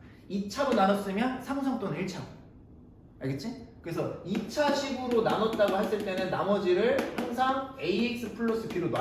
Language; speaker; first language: Korean; native; Korean